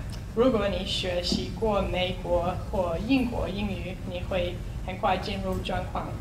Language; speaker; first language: Chinese; non-native, fluent; English